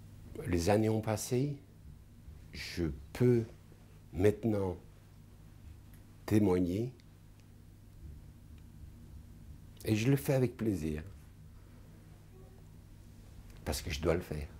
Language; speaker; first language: French; non-native, fluent; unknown